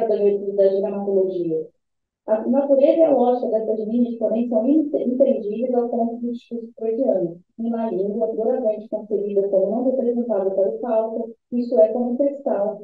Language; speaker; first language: Portuguese; native; Portuguese